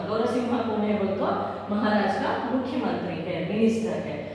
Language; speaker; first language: Hindi; non-native, local second language; Telugu